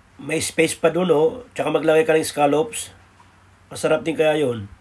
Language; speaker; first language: Filipino; non-native, local second language; Iloko